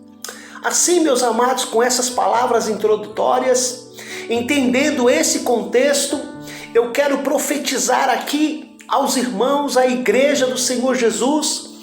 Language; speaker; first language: Portuguese; native; Portuguese